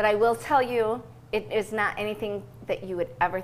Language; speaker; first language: English; native; English